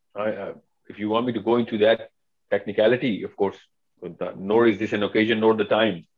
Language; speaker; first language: English; non-native, local second language; Urdu